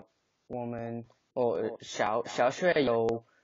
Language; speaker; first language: Chinese; non-native, learner; English